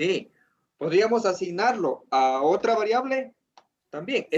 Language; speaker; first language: Spanish; native; Spanish